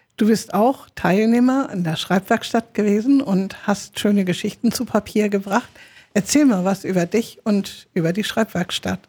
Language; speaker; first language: German; native; German